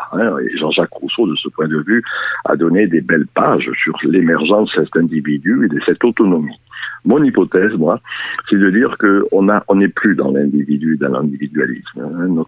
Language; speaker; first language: French; native; French